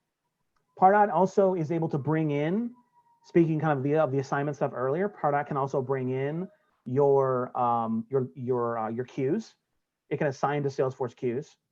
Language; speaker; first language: English; native; English